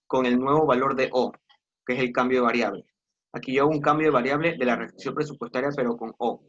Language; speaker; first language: Spanish; native; Spanish